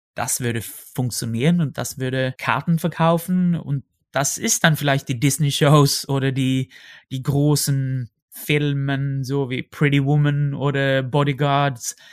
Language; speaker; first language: German; non-native, fluent; Swedish